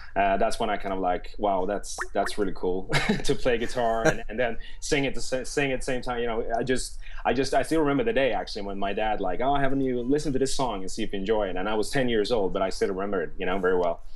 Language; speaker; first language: English; non-native, fluent; Swedish